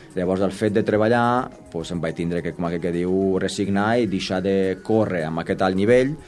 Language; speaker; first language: Catalan; non-native, fluent; Romanian